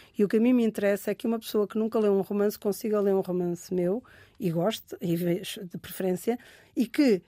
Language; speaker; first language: Portuguese; native; Portuguese